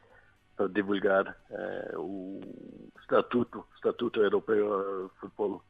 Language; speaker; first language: Italian; non-native, learner; Swedish